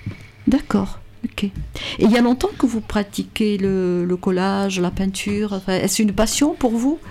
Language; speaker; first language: French; native; French